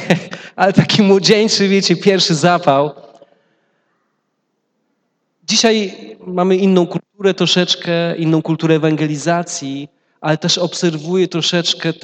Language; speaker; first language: Polish; native; Polish